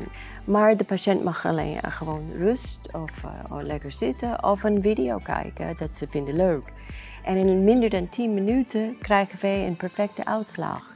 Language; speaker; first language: Dutch; non-native, learner; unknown